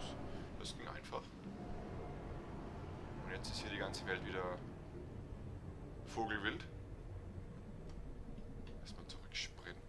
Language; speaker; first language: German; native; German